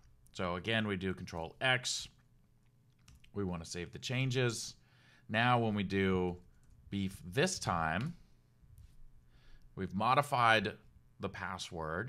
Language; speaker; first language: English; native; English